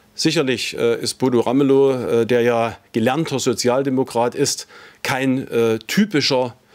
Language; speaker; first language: German; native; German